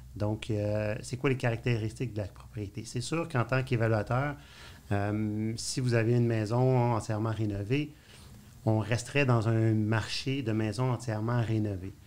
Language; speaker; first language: French; native; French